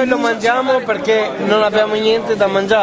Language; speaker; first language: Italian; non-native, fluent; Albanian